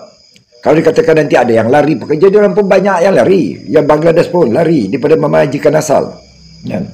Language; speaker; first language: Malay; native; Malay